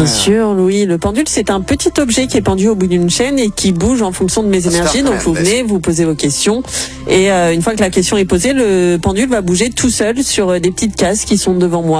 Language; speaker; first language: French; native; French